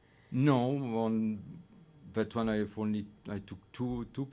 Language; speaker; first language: English; non-native, learner; French